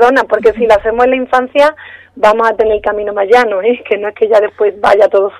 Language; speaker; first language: Spanish; native; Spanish